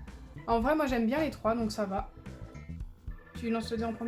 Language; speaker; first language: French; native; French